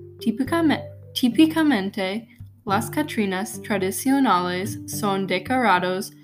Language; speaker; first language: Spanish; non-native, learner; English